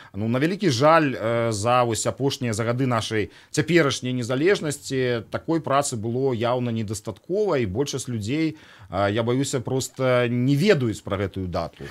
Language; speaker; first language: Belarusian; native; Belarusian